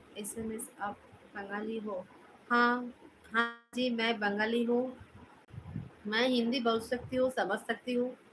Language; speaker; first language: Hindi; non-native, local second language; Bangla